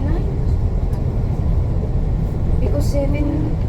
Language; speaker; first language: English; non-native, learner; Filipino